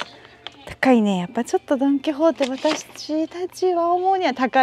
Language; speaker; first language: Japanese; native; Japanese